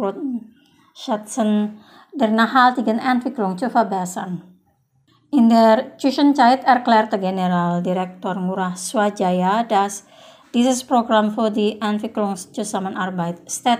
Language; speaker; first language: German; non-native, fluent; Indonesian